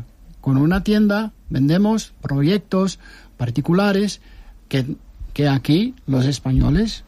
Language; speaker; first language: Spanish; early bilingual, heritage; Dutch